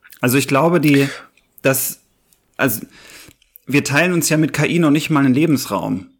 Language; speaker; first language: German; native; German